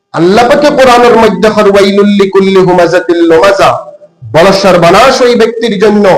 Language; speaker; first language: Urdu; non-native, local second language; Bangla